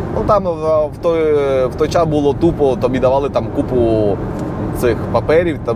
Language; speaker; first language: Ukrainian; non-native, local second language; Russian